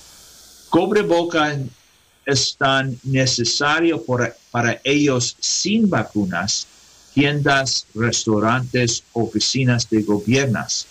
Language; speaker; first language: Spanish; non-native, learner; English